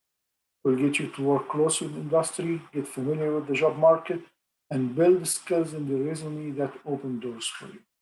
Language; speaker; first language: English; non-native, fluent; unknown